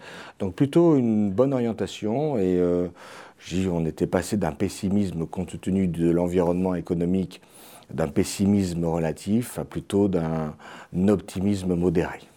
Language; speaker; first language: French; native; French